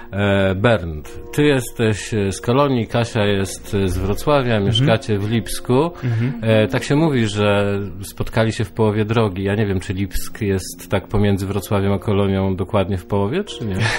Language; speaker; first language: Polish; native; Polish